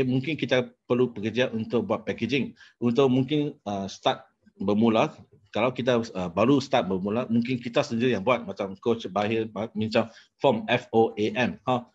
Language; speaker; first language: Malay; non-native, local second language; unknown